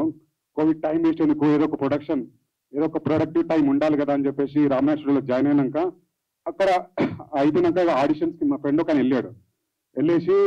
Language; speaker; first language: Telugu; native; Telugu